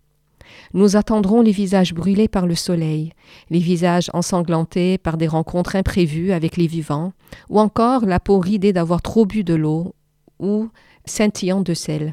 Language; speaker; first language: French; non-native, fluent; Arabic